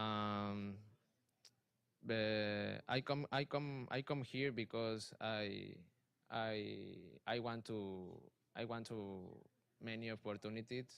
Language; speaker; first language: English; non-native, learner; Spanish